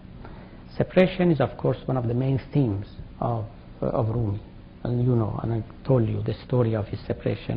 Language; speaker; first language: English; non-native, fluent; Persian